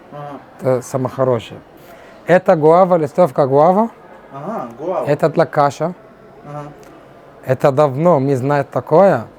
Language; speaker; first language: Russian; non-native, learner; Arabic